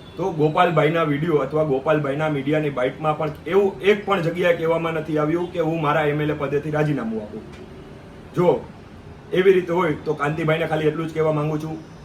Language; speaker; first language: Gujarati; native; Gujarati